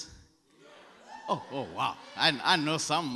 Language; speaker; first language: English; non-native, local second language; Southern Sotho